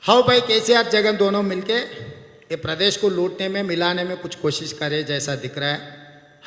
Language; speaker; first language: Hindi; non-native, local second language; Telugu